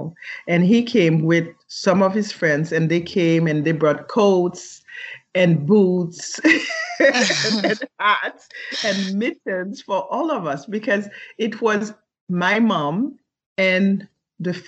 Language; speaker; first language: English; early bilingual, other home language; French